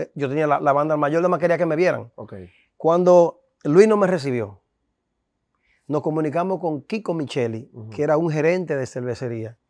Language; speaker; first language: Spanish; native; Spanish